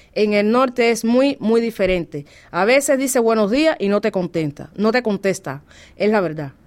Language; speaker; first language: Spanish; native; Spanish